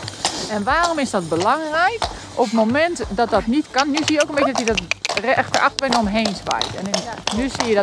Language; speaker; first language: Dutch; native; Dutch